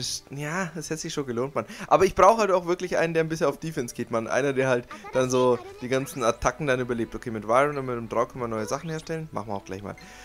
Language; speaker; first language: German; native; German